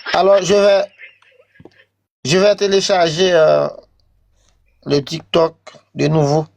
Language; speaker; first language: French; non-native, learner; Spanish